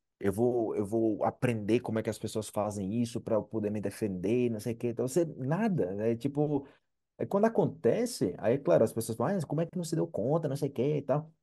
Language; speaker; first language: Portuguese; native; Portuguese